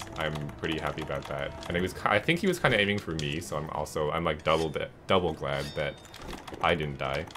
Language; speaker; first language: English; native; English